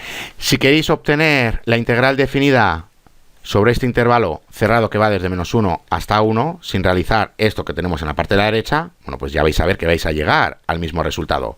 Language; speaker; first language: Spanish; native; Spanish